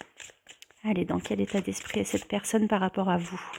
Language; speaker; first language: French; native; French